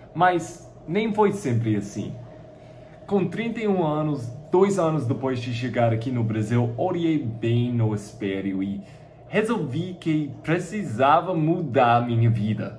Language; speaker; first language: Portuguese; non-native, fluent; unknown